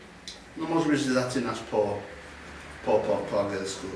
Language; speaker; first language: Polish; non-native, learner; English